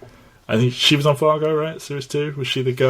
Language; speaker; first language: English; native; English